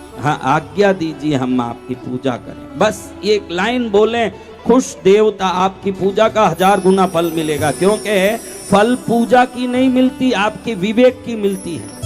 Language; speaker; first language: Hindi; non-native, local second language; Marwari